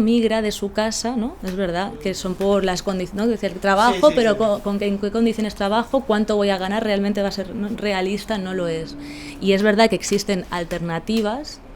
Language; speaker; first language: Spanish; native; Spanish